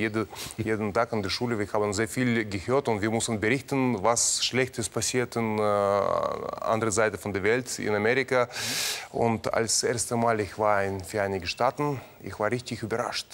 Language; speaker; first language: German; non-native, learner; Russian